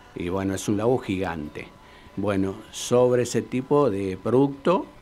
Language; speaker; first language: Spanish; native; Spanish